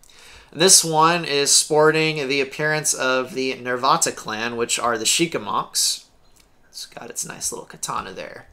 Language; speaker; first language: English; native; English